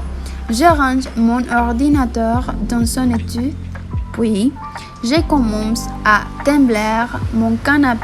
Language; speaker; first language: French; non-native, learner; Spanish